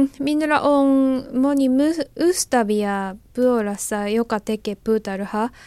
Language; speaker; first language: Finnish; non-native, learner; Japanese